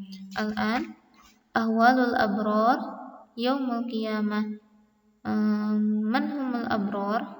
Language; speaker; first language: Arabic; non-native, fluent; Indonesian